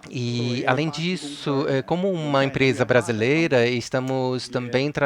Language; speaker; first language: Portuguese; non-native, fluent; Chinese